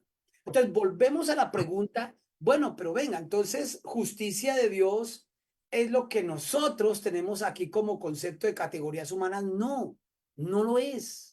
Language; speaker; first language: Spanish; native; Spanish